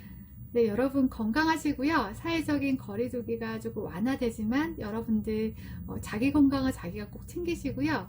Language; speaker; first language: Korean; native; Korean